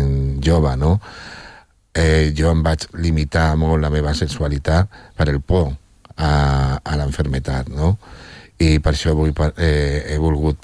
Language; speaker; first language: Catalan; non-native, local second language; Spanish